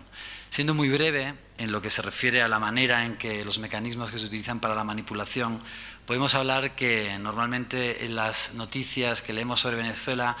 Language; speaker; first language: Spanish; native; Spanish